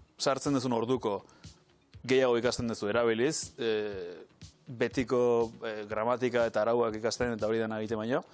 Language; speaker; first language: Basque; native; Basque